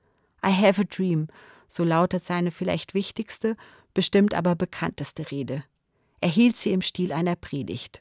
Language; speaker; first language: German; native; German